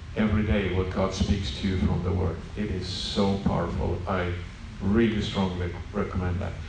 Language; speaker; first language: English; non-native, fluent; Swedish